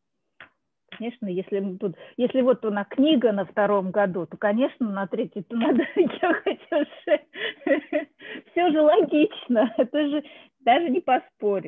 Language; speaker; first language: Russian; native; Russian